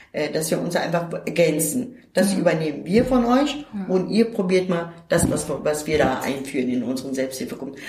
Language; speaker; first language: German; non-native, fluent; Turkish